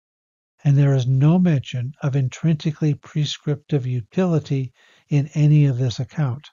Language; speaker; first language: English; native; English